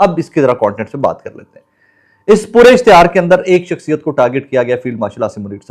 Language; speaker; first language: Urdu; non-native, local second language; Punjabi